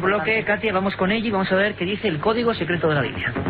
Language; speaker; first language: Spanish; native; Spanish